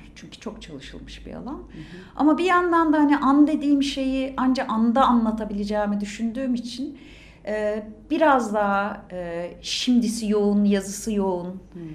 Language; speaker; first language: Turkish; native; Turkish